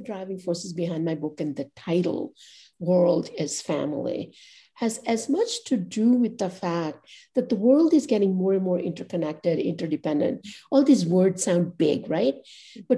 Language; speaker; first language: English; non-native, local second language; Gujarati